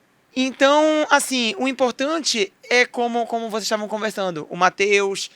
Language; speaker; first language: Portuguese; native; Portuguese